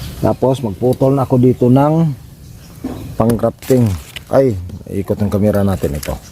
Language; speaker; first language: Filipino; non-native, local second language; Cebuano